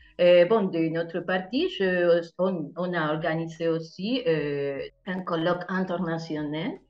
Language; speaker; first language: French; non-native, fluent; Spanish